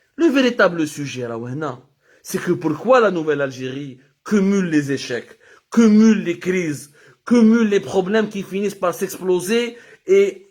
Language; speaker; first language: French; non-native, local second language; Arabic